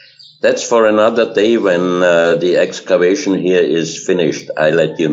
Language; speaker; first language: English; non-native, fluent; German